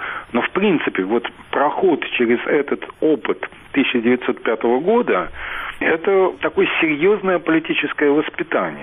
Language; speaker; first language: Russian; native; Russian